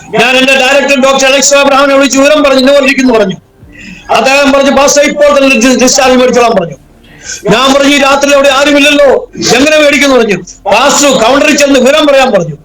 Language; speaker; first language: Malayalam; native; Malayalam